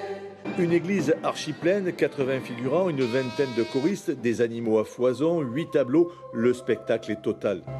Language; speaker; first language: French; native; French